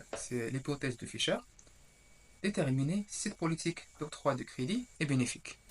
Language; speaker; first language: French; non-native, local second language; Arabic